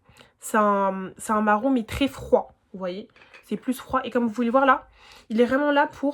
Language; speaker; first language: French; native; French